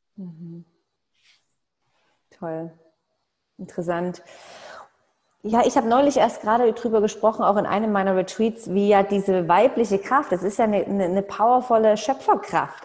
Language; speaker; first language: German; native; German